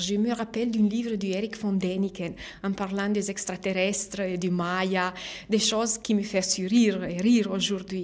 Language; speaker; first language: French; non-native, fluent; Romanian